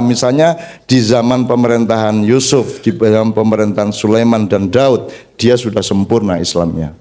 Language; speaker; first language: Indonesian; non-native, local second language; Javanese